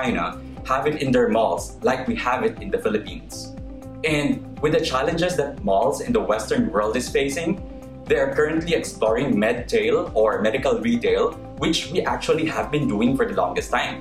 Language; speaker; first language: English; non-native, local second language; Filipino